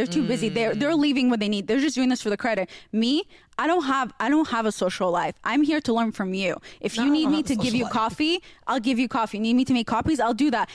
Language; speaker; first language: English; non-native, fluent; Hebrew